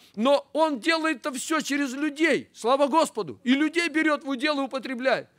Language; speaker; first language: Russian; native; Russian